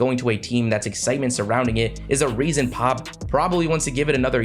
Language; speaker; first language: English; native; English